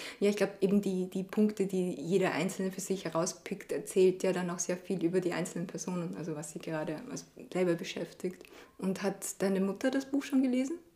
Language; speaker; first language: German; early bilingual, other home language; Chinese